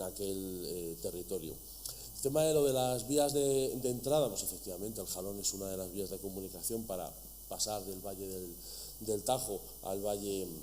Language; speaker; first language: Spanish; native; Spanish